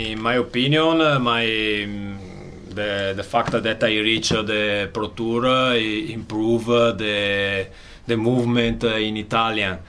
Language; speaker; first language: English; non-native, learner; Italian